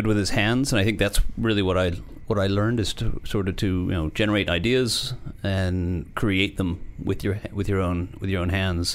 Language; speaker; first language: English; native; English